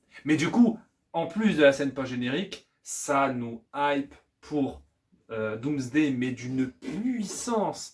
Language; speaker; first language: French; native; French